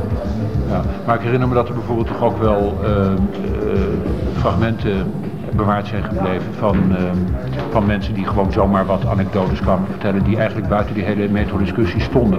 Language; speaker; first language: Dutch; native; Dutch